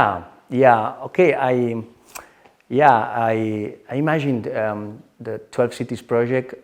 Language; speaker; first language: English; non-native, learner; Spanish